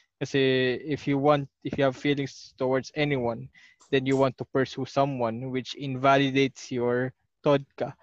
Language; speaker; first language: English; non-native, local second language; Filipino